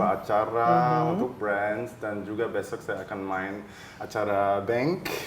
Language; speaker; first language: Indonesian; early bilingual, heritage; German